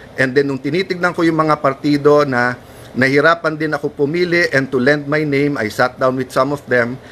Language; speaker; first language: Filipino; native; Filipino